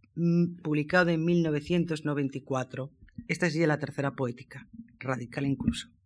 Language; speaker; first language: Spanish; native; Spanish